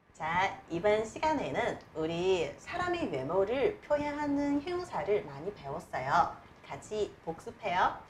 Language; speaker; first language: Korean; non-native, fluent; Chinese